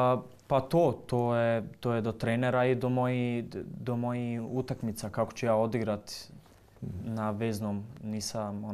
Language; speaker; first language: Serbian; early bilingual, heritage; Croatian